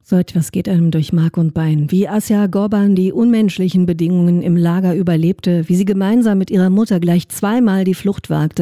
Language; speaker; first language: German; native; German